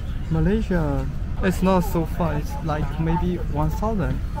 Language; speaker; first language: English; non-native, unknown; Chinese